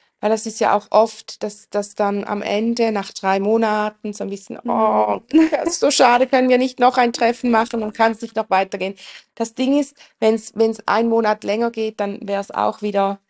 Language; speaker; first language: German; native; German